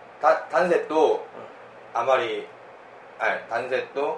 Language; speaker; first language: Japanese; non-native, fluent; Korean